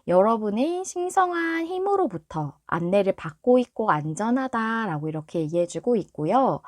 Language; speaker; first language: Korean; native; Korean